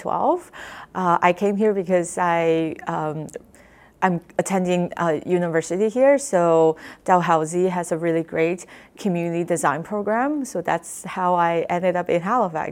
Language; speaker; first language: English; non-native, fluent; Chinese